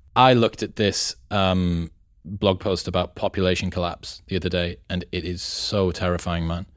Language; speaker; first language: English; native; English